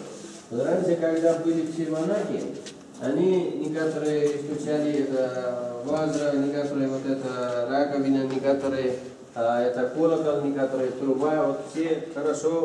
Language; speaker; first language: Russian; non-native, learner; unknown